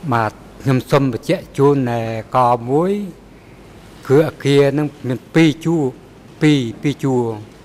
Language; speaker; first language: Khmer; non-native, local second language; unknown